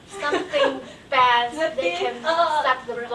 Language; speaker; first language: English; non-native, learner; Chinese